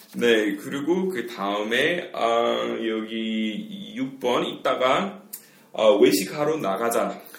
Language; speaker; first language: Korean; non-native, fluent; English